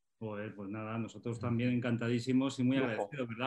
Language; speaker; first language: Spanish; native; Spanish